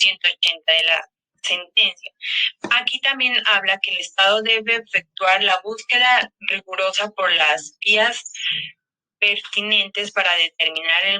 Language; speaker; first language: Spanish; native; Spanish